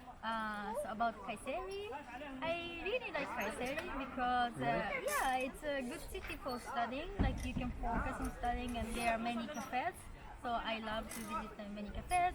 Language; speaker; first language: English; non-native, fluent; Japanese